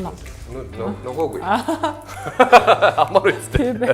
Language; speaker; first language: Mongolian; non-native, learner; Japanese